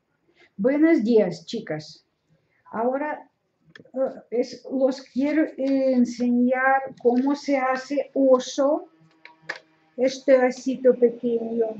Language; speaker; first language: Spanish; non-native, learner; Russian